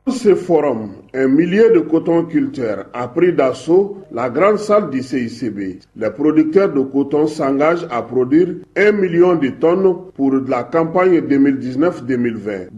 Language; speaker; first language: French; non-native, local second language; Bambara